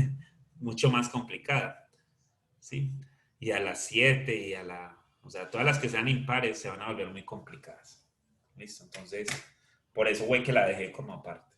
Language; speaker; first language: Spanish; native; Spanish